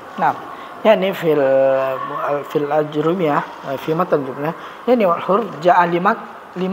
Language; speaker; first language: Arabic; non-native, fluent; Indonesian